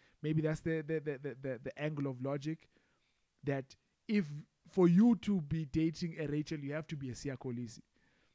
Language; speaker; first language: English; non-native, local second language; Xhosa